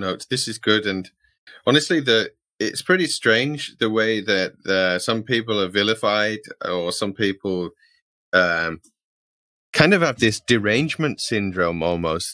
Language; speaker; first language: English; native; English